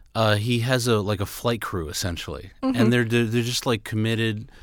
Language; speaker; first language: English; native; English